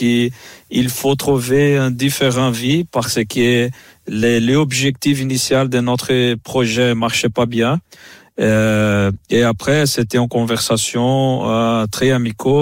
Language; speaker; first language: French; non-native, fluent; Portuguese